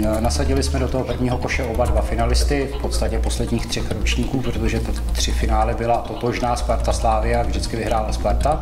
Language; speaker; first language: Czech; native; Czech